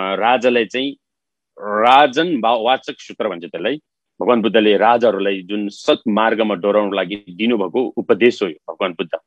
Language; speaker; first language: Nepali; non-native, local second language; Eastern Tamang